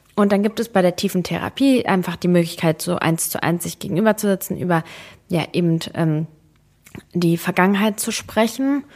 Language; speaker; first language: German; early bilingual, other home language; Serbian